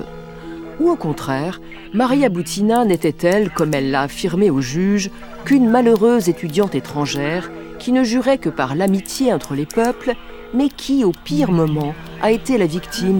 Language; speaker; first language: French; native; French